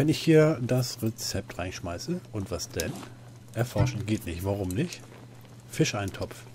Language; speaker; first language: German; native; German